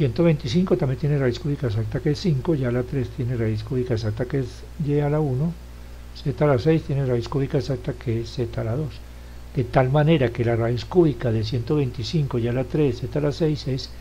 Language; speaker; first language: Spanish; native; Spanish